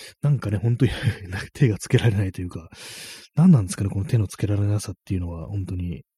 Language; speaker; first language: Japanese; native; Japanese